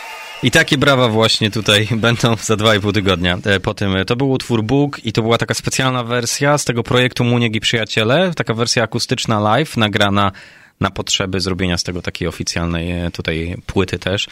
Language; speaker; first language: Polish; native; Polish